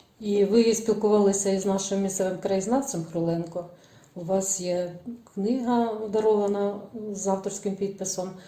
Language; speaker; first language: Ukrainian; native; Ukrainian